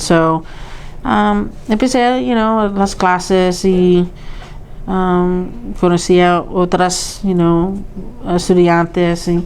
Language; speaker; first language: Spanish; early bilingual, heritage; Spanish